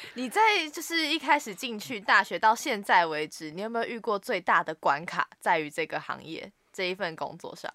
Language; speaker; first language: Chinese; native; Chinese